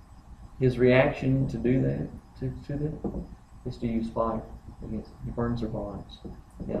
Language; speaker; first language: English; native; English